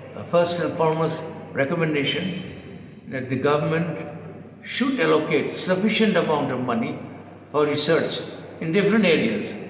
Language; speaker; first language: English; non-native, local second language; Bangla